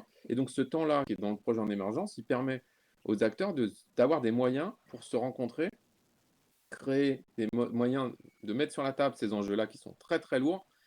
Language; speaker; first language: French; native; French